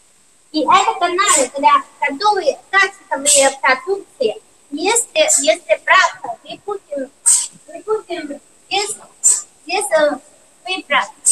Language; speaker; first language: Russian; non-native, learner; Chinese